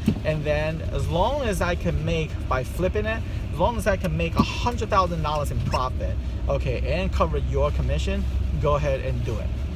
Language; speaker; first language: English; non-native, fluent; Chinese